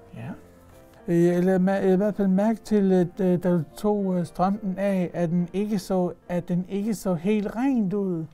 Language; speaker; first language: Danish; native; Danish